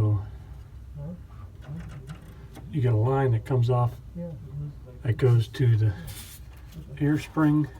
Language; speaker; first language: English; native; English